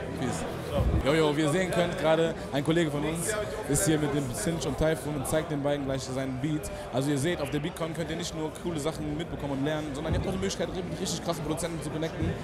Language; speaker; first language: German; early bilingual, other home language; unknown